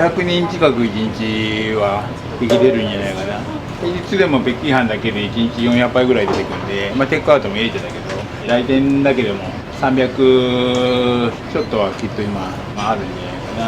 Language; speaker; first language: Japanese; native; Japanese